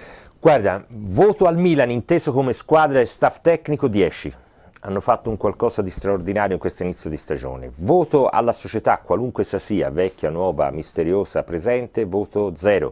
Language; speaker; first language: Italian; native; Italian